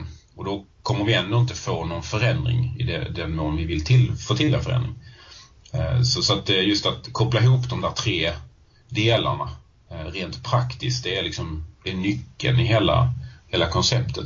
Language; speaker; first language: Swedish; native; Swedish